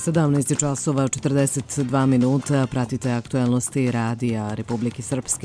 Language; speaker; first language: Croatian; native; Croatian